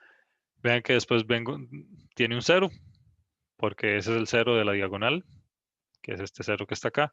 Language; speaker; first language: Spanish; native; Spanish